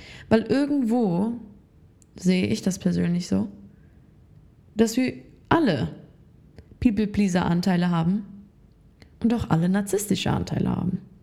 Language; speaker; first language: German; native; German